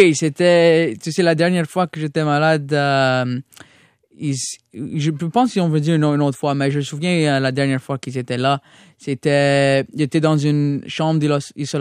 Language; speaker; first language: French; non-native, local second language; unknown